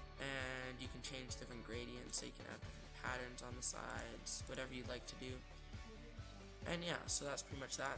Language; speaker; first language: English; native; English